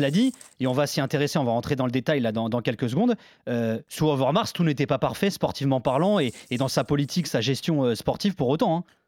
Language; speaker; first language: French; native; French